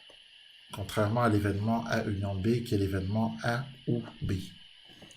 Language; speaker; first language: French; native; French